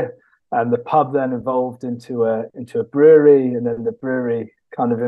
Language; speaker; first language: English; native; English